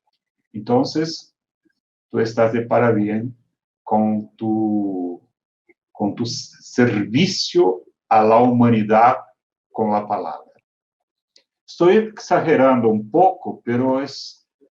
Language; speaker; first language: Spanish; non-native, fluent; Portuguese